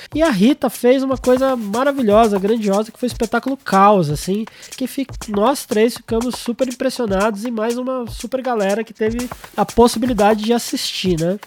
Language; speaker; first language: Portuguese; native; Portuguese